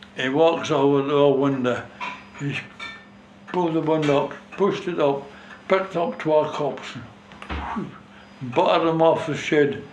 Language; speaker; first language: English; native; English